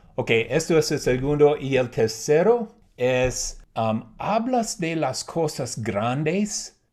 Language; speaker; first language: Spanish; non-native, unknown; English